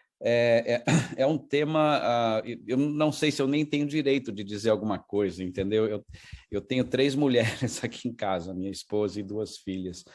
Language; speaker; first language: Portuguese; native; Portuguese